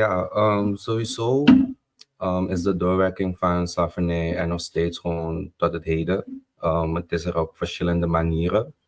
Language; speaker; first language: Dutch; native; Dutch